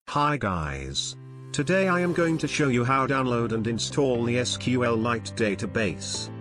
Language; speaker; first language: English; non-native, fluent; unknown